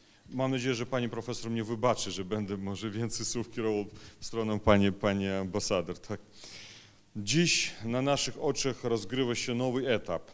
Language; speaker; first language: Polish; non-native, fluent; Russian